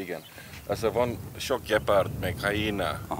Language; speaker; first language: Hungarian; non-native, learner; Afrikaans